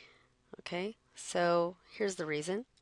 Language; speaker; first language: English; native; English